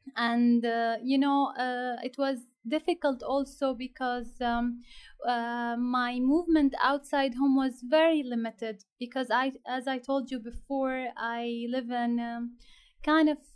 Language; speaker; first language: English; non-native, fluent; Arabic